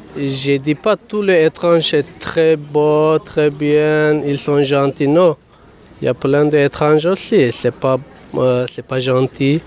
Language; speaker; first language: French; non-native, learner; Kurdish